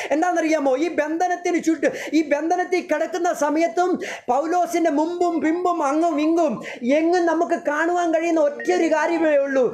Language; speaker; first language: Malayalam; early bilingual, heritage; Malayalam